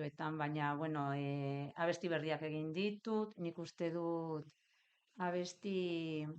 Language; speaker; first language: Basque; non-native, local second language; Spanish